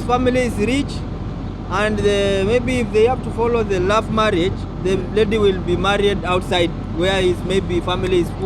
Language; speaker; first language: English; non-native, learner; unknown